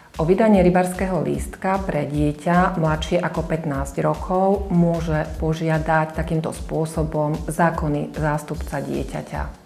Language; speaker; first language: Slovak; native; Slovak